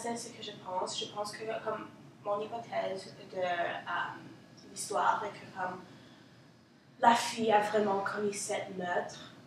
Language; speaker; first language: French; non-native, local second language; English